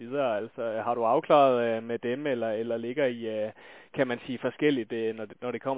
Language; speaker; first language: Danish; native; Danish